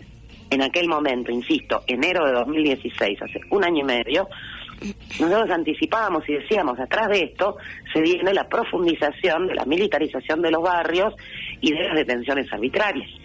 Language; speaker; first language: Spanish; native; Spanish